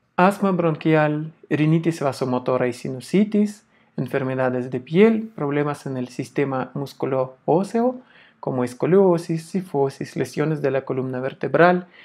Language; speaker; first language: Spanish; non-native, fluent; Russian